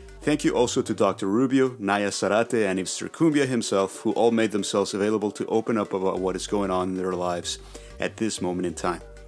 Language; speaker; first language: English; early bilingual, other home language; Spanish